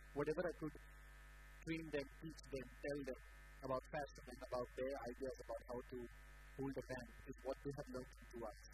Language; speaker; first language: English; non-native, local second language; Marathi